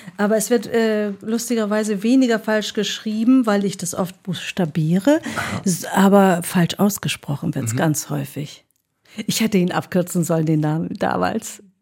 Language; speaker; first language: German; early bilingual, other home language; Greek